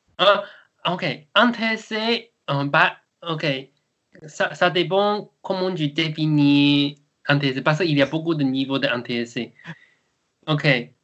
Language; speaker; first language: French; non-native, learner; Chinese